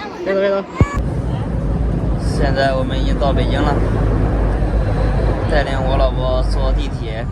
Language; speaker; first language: Chinese; native; Chinese